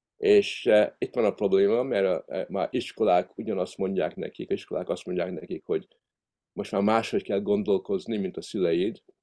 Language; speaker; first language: Hungarian; early bilingual, heritage; Hungarian